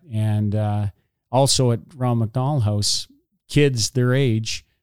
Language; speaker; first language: English; native; English